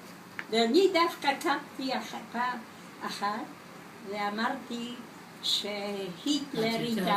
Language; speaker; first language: Hebrew; non-native, fluent; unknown